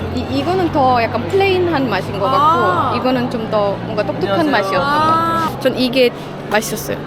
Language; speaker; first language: Korean; non-native, fluent; Estonian